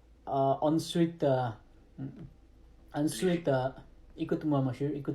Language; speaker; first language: French; non-native, learner; Nepali